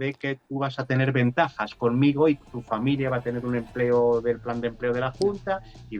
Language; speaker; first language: Spanish; native; Spanish